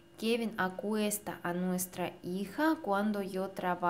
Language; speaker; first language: Spanish; non-native, fluent; Russian